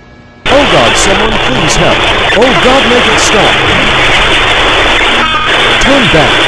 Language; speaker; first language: English; native; English